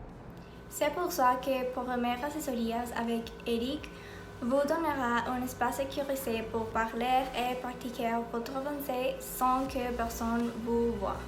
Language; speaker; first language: French; non-native, learner; Spanish